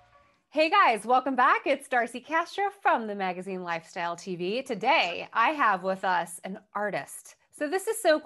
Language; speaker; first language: English; native; English